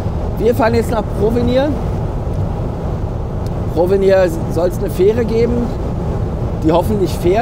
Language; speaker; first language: German; native; German